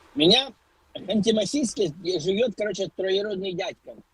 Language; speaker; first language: Russian; non-native, local second language; Ukrainian